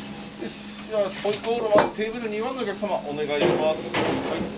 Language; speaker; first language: Japanese; native; Japanese